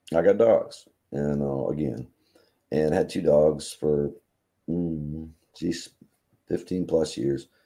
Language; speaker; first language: English; native; English